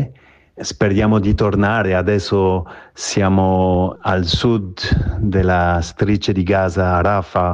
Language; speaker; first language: Italian; non-native, fluent; French